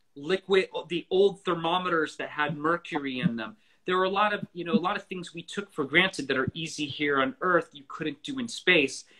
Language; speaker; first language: English; native; English